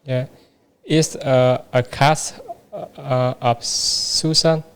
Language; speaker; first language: English; non-native, learner; Vietnamese